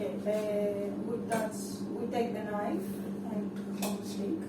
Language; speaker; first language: English; non-native, learner; Greek